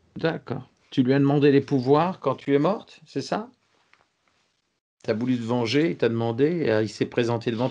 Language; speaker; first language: French; native; French